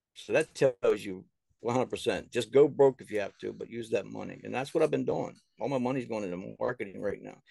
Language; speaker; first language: English; native; English